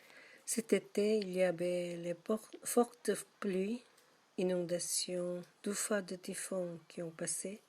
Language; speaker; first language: French; non-native, learner; Korean